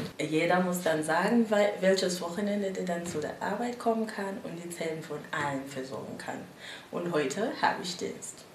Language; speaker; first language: German; non-native, fluent; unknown